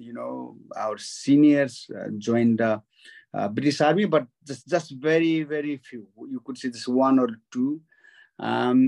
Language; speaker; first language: English; non-native, local second language; Nepali